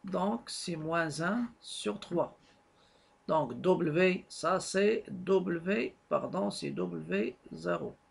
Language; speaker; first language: French; non-native, local second language; Arabic